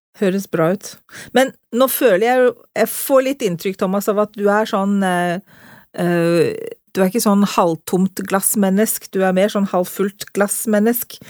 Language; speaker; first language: Norwegian; native; Norwegian